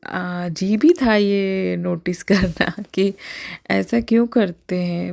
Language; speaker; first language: Hindi; native; Hindi